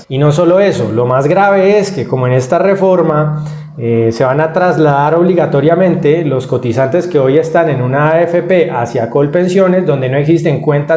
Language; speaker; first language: Spanish; native; Spanish